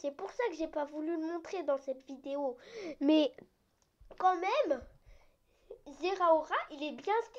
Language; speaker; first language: French; native; French